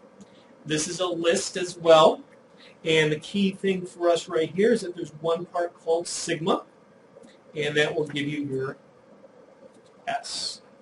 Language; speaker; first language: English; native; English